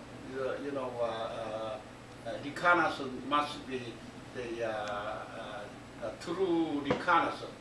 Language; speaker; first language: English; non-native, learner; Korean